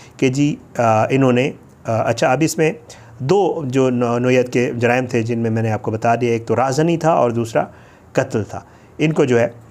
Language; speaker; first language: Urdu; native; Urdu